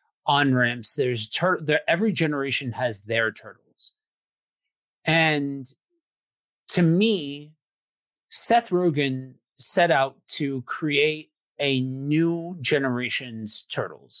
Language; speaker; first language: English; native; English